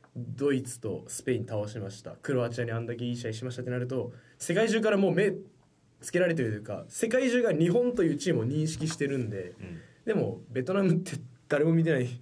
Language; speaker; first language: Japanese; native; Japanese